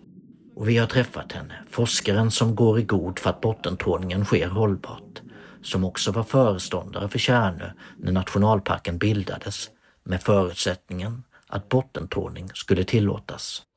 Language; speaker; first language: Swedish; native; Swedish